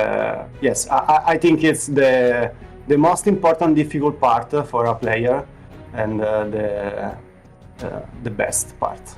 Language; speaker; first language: English; non-native, fluent; Italian